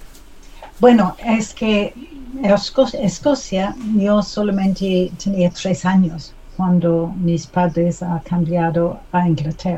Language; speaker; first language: Spanish; non-native, learner; English